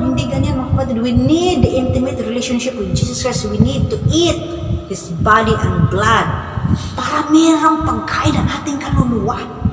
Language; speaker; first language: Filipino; non-native, local second language; Cebuano